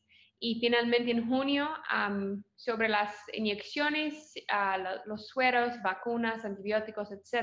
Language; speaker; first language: Spanish; non-native, fluent; English